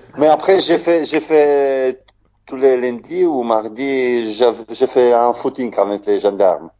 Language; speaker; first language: French; non-native, learner; Polish